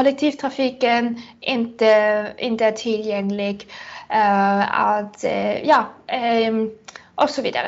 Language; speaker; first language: Swedish; non-native, fluent; German